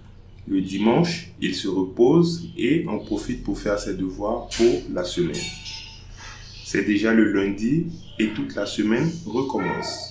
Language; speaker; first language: French; non-native, fluent; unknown